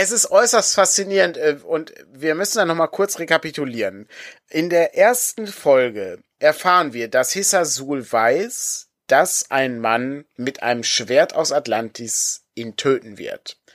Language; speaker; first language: German; native; German